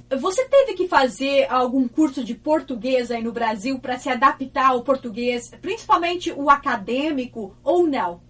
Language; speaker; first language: Portuguese; native; Portuguese